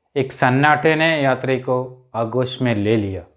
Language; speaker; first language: Hindi; non-native, local second language; Malayalam